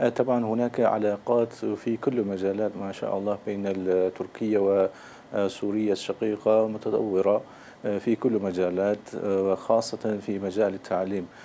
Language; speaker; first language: Arabic; non-native, fluent; Turkish